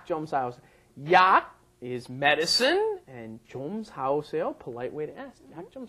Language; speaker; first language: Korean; non-native, fluent; English